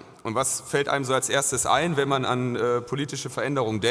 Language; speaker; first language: German; native; German